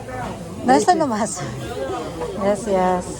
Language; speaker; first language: Spanish; non-native, learner; Filipino